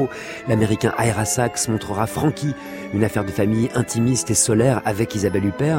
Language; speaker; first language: French; native; French